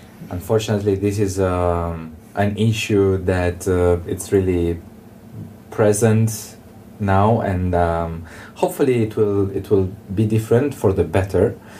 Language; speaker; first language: English; non-native, fluent; Romanian